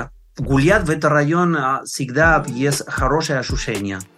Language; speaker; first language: Russian; non-native, learner; Spanish